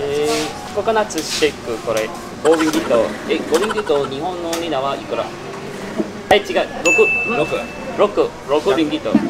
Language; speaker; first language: Japanese; non-native, learner; Malay